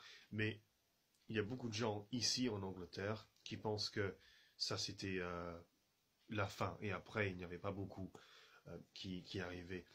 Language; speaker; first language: French; non-native, fluent; English